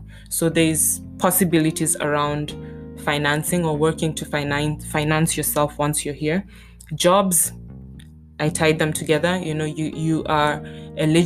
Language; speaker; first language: English; non-native, local second language; Tswana